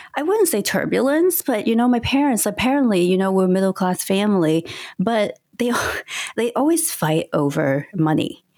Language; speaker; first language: English; non-native, local second language; Cantonese